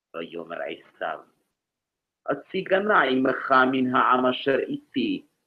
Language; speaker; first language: Hebrew; non-native, learner; English